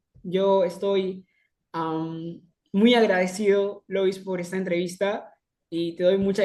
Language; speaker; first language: Spanish; native; Spanish